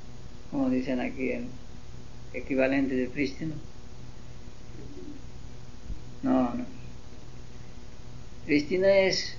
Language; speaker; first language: Spanish; non-native, learner; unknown